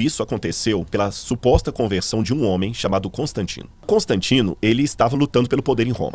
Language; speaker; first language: Portuguese; native; Portuguese